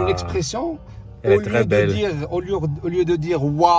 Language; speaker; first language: French; non-native, local second language; Arabic